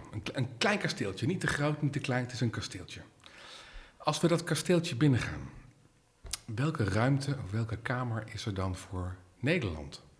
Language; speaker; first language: Dutch; native; Dutch